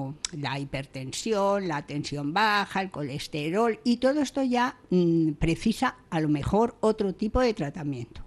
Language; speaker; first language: Spanish; native; Spanish